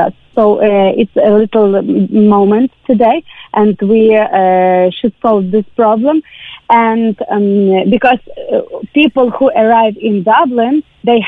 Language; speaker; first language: English; non-native, learner; Ukrainian